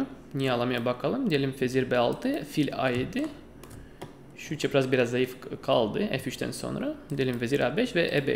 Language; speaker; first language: Turkish; non-native, fluent; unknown